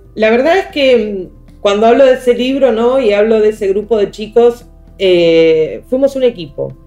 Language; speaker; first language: Spanish; native; Spanish